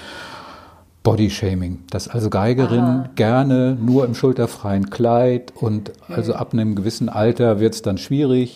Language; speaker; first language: German; native; German